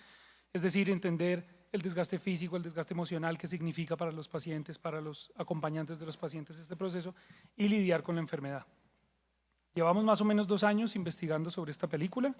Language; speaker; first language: Spanish; native; Spanish